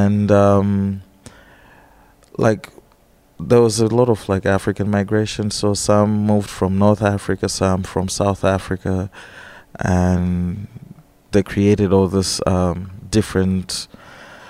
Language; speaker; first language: English; non-native, local second language; Nyanja